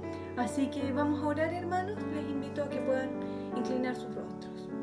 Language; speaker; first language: Spanish; native; Spanish